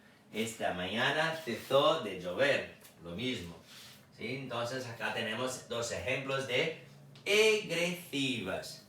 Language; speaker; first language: Spanish; non-native, fluent; Portuguese